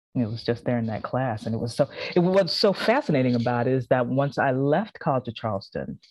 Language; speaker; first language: English; native; English